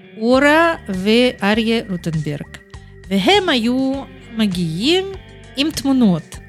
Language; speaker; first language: Hebrew; non-native, fluent; Russian